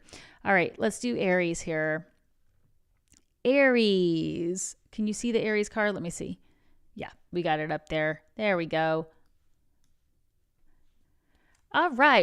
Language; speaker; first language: English; native; English